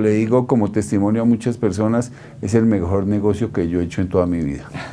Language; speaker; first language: Spanish; native; Spanish